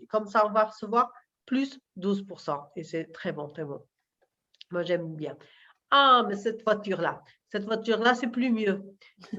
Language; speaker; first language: French; non-native, fluent; Portuguese